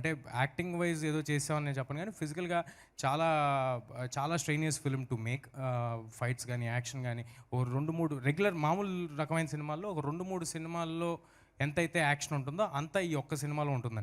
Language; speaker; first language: Telugu; native; Telugu